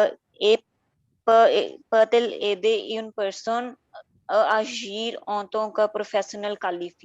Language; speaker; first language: French; non-native, learner; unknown